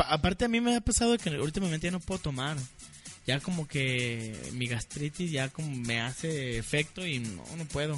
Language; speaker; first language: Spanish; native; Spanish